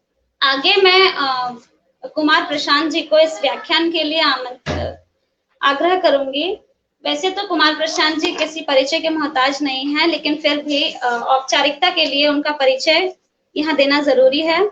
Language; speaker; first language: Hindi; native; Hindi